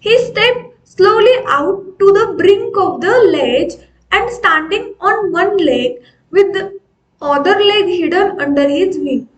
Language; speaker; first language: English; non-native, local second language; Marathi